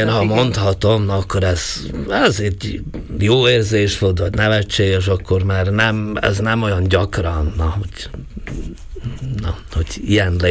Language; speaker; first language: Hungarian; non-native, local second language; Slovak